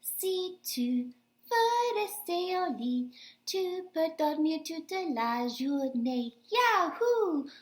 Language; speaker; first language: French; non-native, fluent; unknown